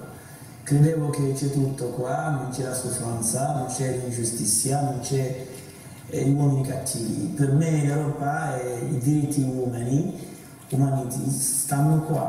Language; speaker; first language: Italian; non-native, fluent; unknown